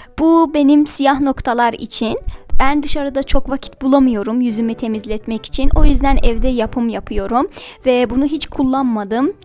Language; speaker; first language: Turkish; non-native, fluent; Persian